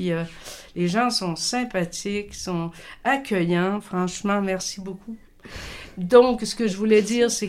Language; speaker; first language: French; native; French